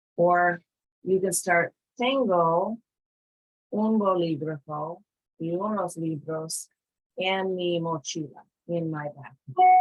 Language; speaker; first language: Spanish; non-native, fluent; English